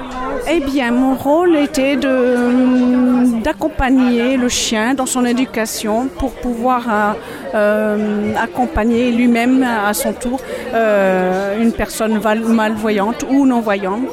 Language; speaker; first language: French; native; French